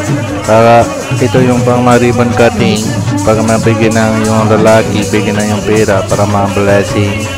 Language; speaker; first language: Filipino; early bilingual, heritage; Filipino